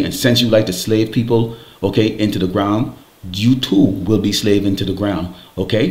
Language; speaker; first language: English; native; English